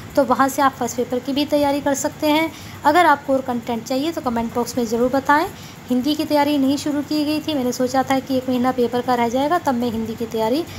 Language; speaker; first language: Hindi; native; Hindi